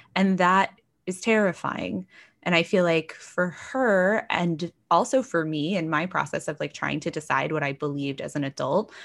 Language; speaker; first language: English; native; English